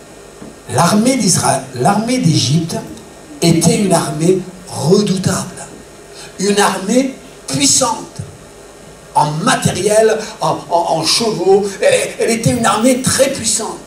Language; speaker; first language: French; native; French